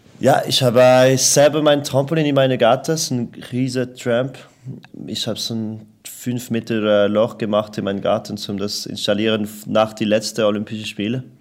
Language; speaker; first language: German; non-native, local second language; French